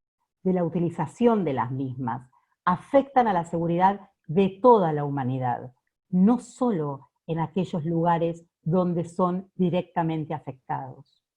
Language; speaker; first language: Spanish; native; Spanish